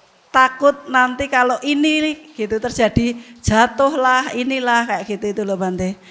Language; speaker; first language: Indonesian; non-native, local second language; Javanese